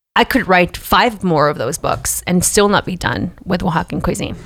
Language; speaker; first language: English; early bilingual, other home language; Spanish